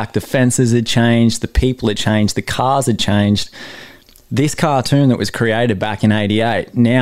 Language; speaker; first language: English; native; English